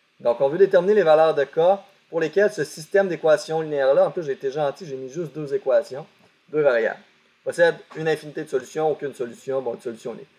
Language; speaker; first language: French; native; French